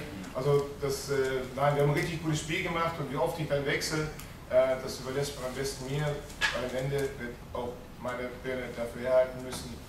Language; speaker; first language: German; native; German